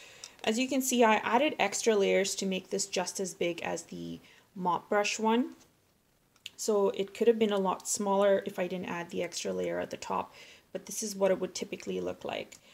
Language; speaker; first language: English; native; English